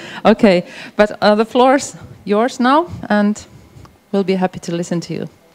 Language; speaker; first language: English; non-native, fluent; Finnish